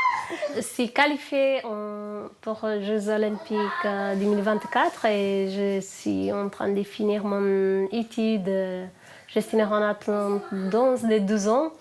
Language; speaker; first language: French; non-native, learner; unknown